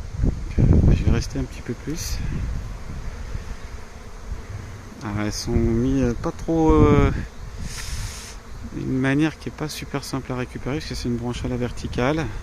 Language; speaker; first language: French; native; French